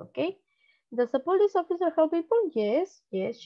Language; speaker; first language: English; non-native, learner; Spanish